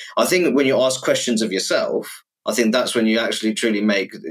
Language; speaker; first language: English; native; English